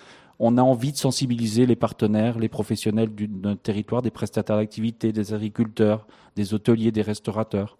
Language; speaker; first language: French; native; French